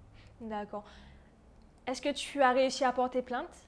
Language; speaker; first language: French; native; French